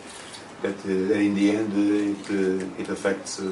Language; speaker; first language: English; non-native, fluent; Portuguese